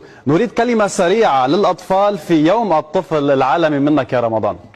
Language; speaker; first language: Arabic; native; Arabic